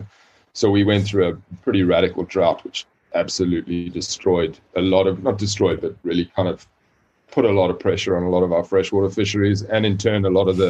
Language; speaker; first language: English; native; English